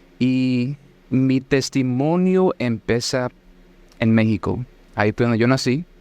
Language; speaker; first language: Spanish; early bilingual, heritage; Spanish